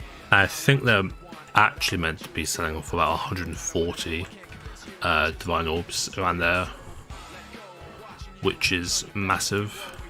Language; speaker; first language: English; native; English